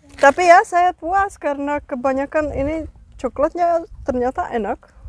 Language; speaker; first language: Indonesian; non-native, fluent; Czech